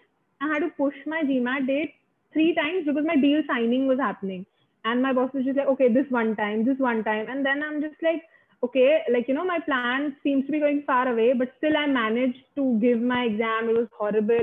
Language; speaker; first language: English; non-native, local second language; Marathi